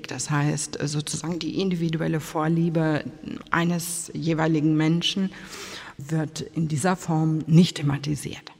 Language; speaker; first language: German; native; German